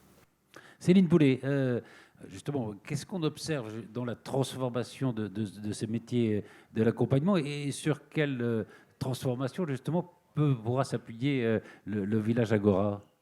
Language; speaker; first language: French; native; French